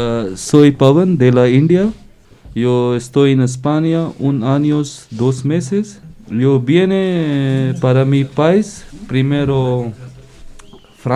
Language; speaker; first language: Spanish; non-native, learner; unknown